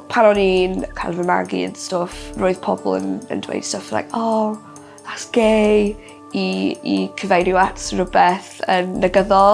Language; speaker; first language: Welsh; non-native, local second language; English